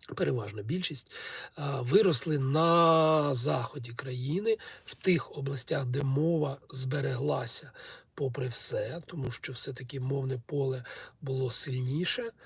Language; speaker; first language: Ukrainian; non-native, local second language; Russian